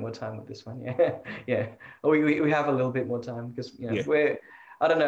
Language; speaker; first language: English; native; English